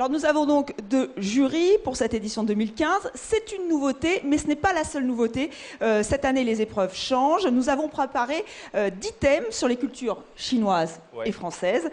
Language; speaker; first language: French; native; French